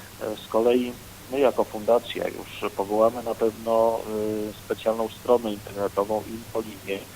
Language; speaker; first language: Polish; native; Polish